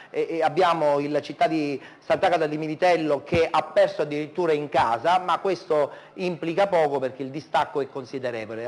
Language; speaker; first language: Italian; native; Italian